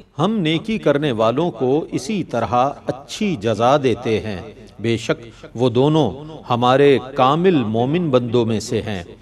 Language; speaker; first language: Urdu; native; Urdu